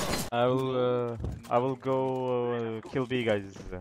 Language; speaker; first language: English; non-native, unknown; Turkish